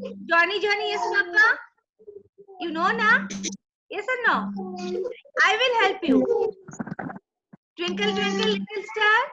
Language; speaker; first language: English; non-native, local second language; Bangla